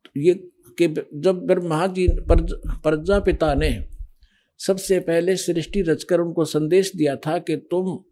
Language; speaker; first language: Hindi; native; Hindi